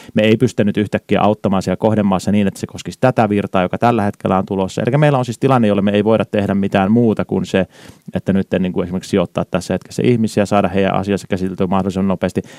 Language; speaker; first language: Finnish; native; Finnish